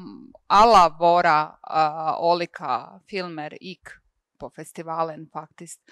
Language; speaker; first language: Swedish; non-native, fluent; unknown